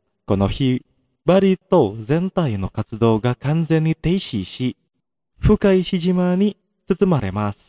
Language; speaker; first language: Japanese; non-native, fluent; Indonesian